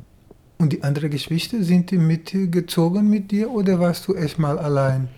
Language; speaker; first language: German; non-native, learner; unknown